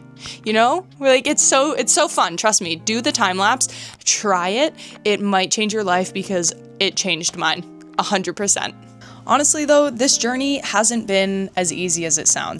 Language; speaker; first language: English; native; English